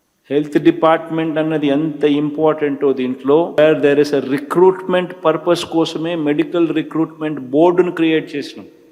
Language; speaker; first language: English; non-native, local second language; Telugu